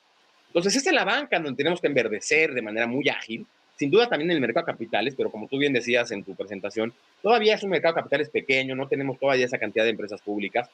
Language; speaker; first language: Spanish; native; Spanish